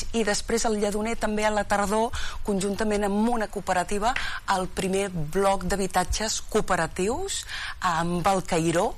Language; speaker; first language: Catalan; native; Catalan